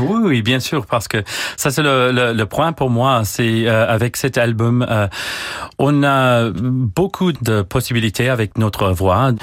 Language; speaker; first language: French; non-native, learner; English